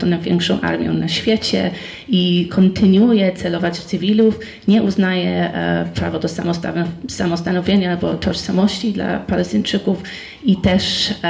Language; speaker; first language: Polish; non-native, fluent; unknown